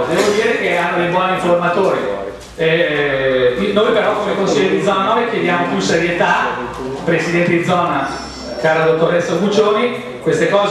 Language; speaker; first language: Italian; native; Italian